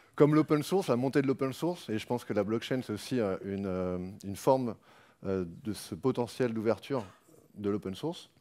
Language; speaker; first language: French; native; French